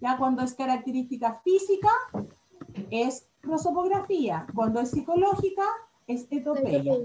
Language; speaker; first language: Spanish; native; Spanish